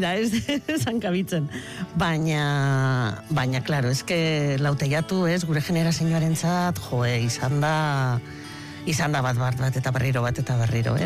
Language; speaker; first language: Basque; native; Basque